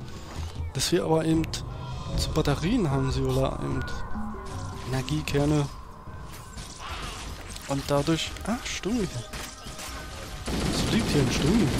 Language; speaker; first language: German; native; German